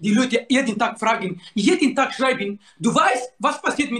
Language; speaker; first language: German; non-native, learner; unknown